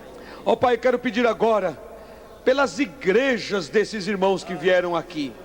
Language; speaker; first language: Portuguese; native; Portuguese